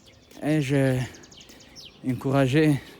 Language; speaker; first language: French; non-native, learner; Kinyarwanda